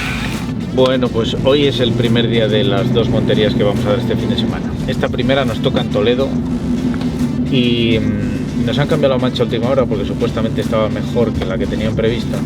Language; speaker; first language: Spanish; native; Spanish